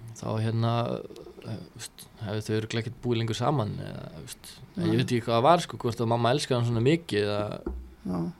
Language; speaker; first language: Icelandic; early bilingual, other home language; Serbian